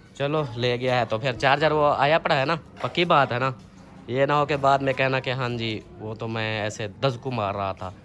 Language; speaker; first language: Urdu; non-native, local second language; Saraiki